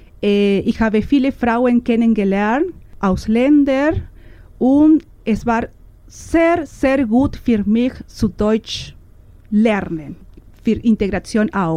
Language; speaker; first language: German; non-native, learner; Spanish